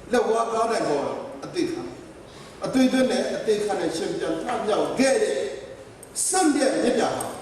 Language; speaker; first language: Burmese; non-native, local second language; Kachin